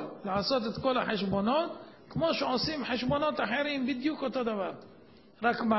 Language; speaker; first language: Hebrew; native; Hebrew